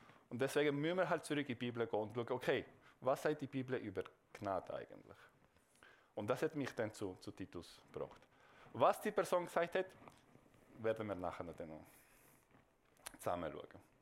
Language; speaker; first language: German; non-native, fluent; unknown